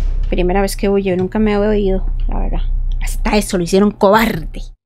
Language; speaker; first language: Spanish; native; Spanish